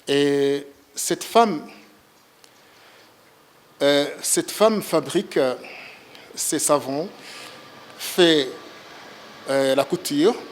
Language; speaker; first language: French; non-native, local second language; Rundi